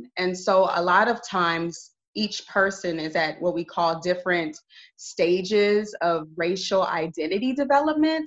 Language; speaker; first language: English; native; English